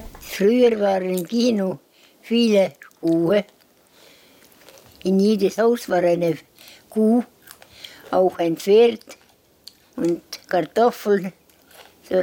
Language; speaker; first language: German; non-native, learner; Estonian